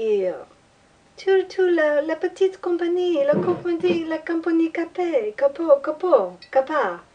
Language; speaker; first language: French; non-native, learner; English